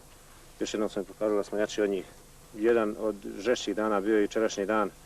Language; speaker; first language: Bosnian; native; Bosnian